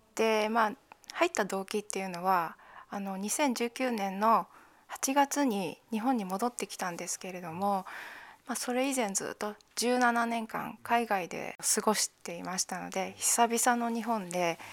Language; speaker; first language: Japanese; native; Japanese